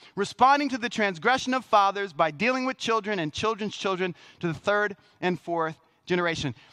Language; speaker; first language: English; native; English